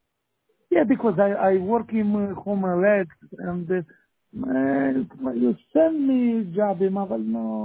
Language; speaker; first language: English; non-native, learner; Romanian